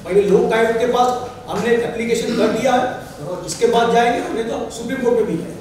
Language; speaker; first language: Hindi; non-native, local second language; Marathi